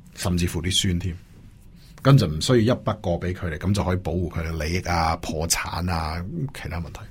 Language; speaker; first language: Cantonese; early bilingual, heritage; Cantonese